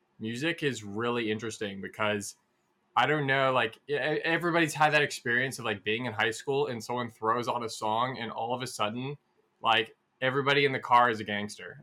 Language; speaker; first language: English; native; English